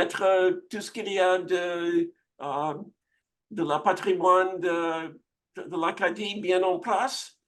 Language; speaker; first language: French; non-native, fluent; English